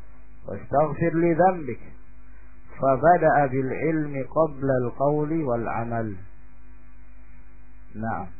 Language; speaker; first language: Arabic; non-native, fluent; Indonesian